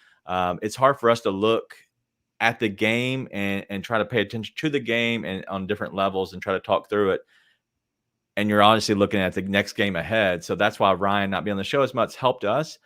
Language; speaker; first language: English; native; English